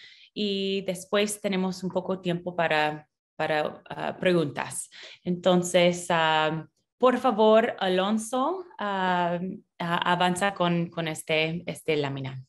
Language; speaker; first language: Spanish; non-native, fluent; English